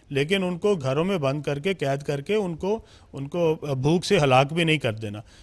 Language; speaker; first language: Urdu; non-native, local second language; Punjabi